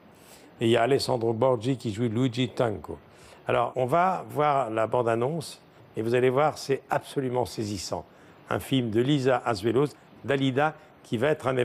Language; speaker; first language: French; native; French